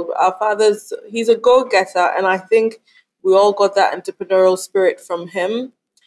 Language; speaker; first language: English; non-native, local second language; Akan